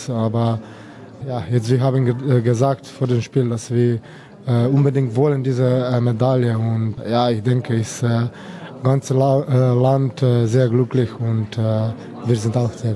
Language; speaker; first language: German; non-native, learner; Slovenian